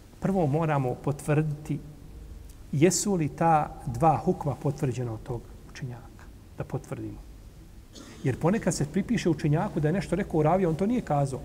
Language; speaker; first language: Bosnian; native; Bosnian